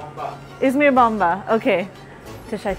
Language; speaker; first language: Turkish; non-native, learner; English